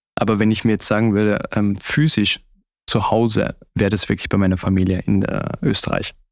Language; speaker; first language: German; early bilingual, other home language; Turkish